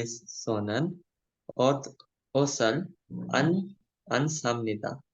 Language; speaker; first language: Korean; non-native, learner; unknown